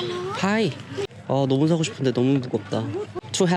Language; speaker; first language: Korean; native; Korean